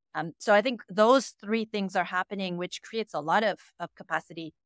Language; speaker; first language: English; native; English